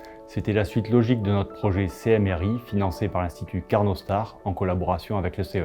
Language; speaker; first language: French; native; French